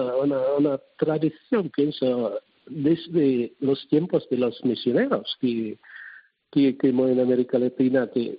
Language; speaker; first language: Spanish; non-native, fluent; Cebuano